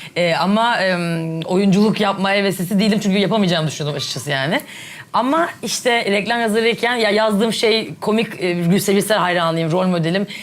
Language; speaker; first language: Turkish; native; Turkish